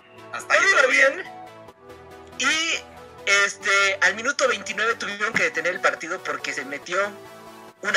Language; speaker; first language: Spanish; native; Spanish